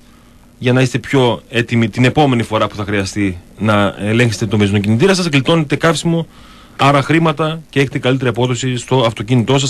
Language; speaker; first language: Greek; native; Greek